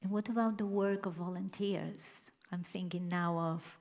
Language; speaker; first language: English; non-native, fluent; Catalan